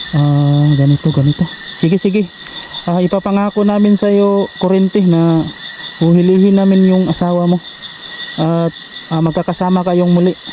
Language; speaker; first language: Filipino; native; Filipino